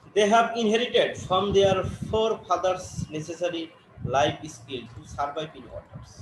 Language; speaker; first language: English; non-native, local second language; Bangla